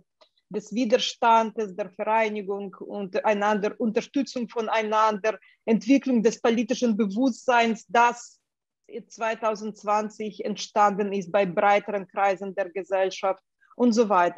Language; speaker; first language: German; non-native, fluent; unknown